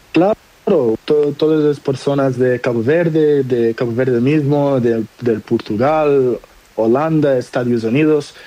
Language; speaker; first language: Spanish; non-native, learner; Portuguese